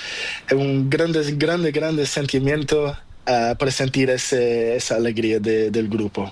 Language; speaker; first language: Spanish; non-native, learner; Portuguese